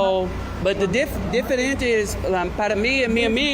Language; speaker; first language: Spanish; non-native, learner; English